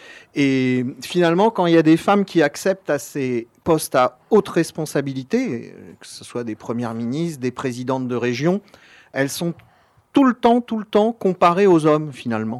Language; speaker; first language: French; native; French